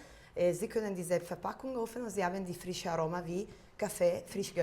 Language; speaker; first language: German; non-native, fluent; Italian